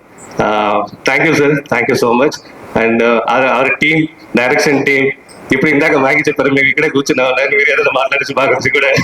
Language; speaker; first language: Telugu; non-native, fluent; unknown